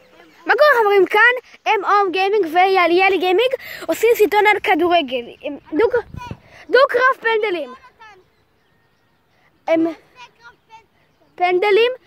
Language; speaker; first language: Hebrew; native; Hebrew